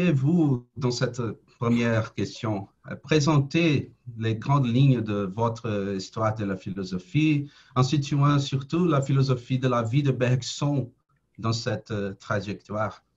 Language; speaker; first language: French; non-native, fluent; Portuguese